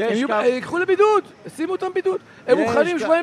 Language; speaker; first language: Hebrew; native; Hebrew